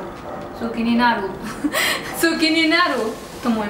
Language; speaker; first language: Japanese; non-native, learner; Spanish